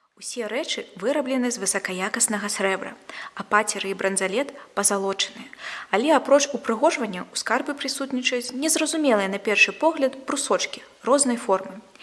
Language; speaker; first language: Belarusian; non-native, local second language; Russian